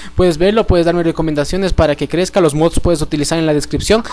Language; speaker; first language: Spanish; native; Spanish